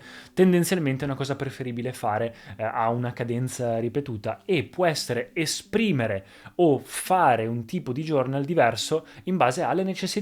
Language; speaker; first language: Italian; native; Italian